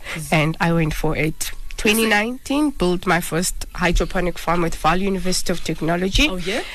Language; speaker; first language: English; non-native, local second language; Zulu